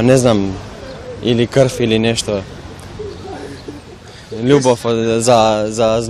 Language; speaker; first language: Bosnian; non-native, learner; Albanian